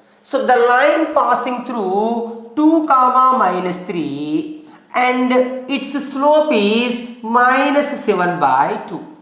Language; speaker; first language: English; non-native, local second language; Telugu